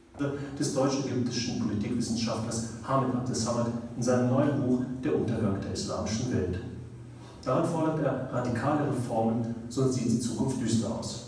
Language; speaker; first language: German; native; German